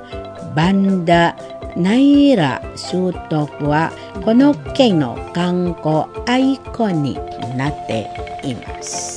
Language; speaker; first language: Japanese; non-native, fluent; Indonesian